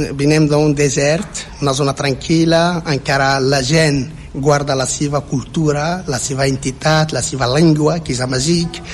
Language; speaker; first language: Catalan; non-native, learner; Central Atlas Tamazight